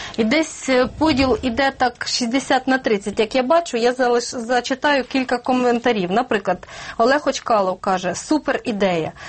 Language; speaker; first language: Ukrainian; native; Ukrainian